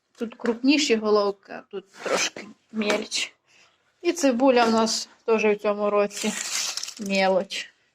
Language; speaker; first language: Ukrainian; native; Ukrainian